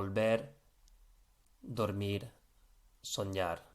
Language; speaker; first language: Spanish; non-native, fluent; English